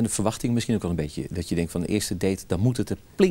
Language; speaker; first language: Dutch; native; Dutch